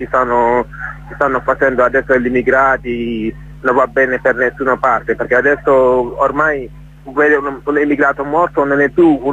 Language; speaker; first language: Italian; non-native, fluent; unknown